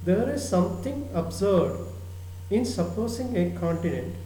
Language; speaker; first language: English; non-native, local second language; Malayalam